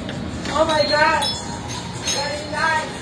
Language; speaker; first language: English; non-native, learner; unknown